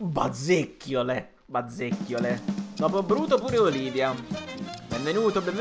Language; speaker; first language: Italian; native; Italian